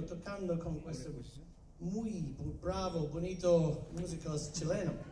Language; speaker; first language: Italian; early bilingual, heritage; Italian